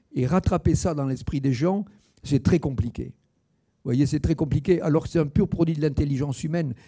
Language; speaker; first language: French; native; French